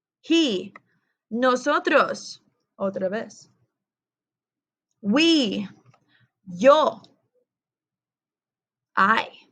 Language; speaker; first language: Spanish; non-native, fluent; English